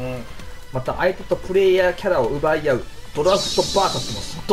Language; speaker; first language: Japanese; native; Japanese